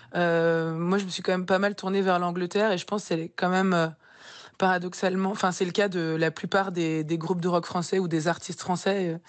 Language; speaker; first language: French; native; French